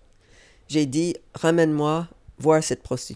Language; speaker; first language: French; non-native, fluent; English